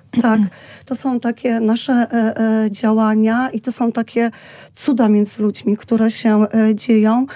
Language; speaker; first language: Polish; native; Polish